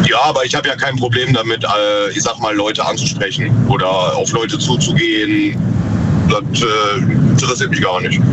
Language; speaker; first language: German; native; German